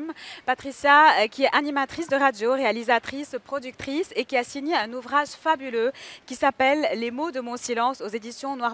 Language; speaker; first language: French; native; French